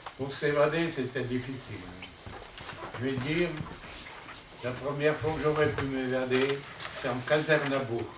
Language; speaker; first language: French; native; French